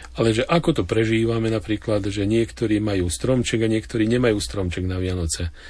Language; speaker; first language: Slovak; native; Slovak